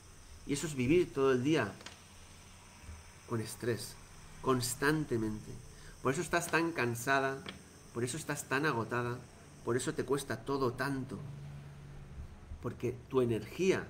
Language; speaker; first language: Spanish; native; Spanish